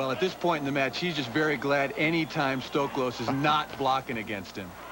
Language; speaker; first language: English; native; English